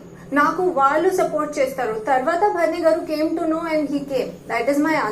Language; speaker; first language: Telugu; non-native, learner; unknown